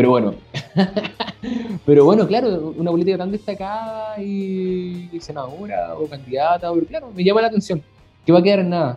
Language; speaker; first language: Spanish; native; Spanish